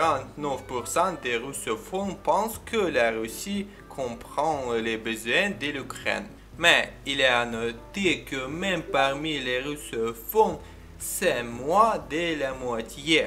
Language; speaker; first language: French; non-native, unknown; Ukrainian